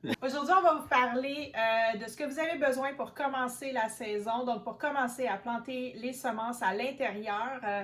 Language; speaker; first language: French; native; French